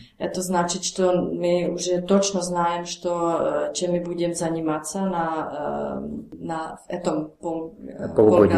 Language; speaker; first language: Russian; non-native, learner; Czech